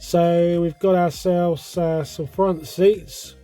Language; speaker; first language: English; native; English